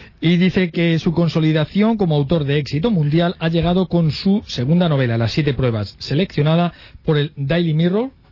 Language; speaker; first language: Spanish; native; Spanish